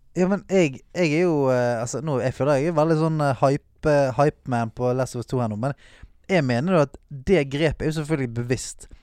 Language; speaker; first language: Norwegian; native; Norwegian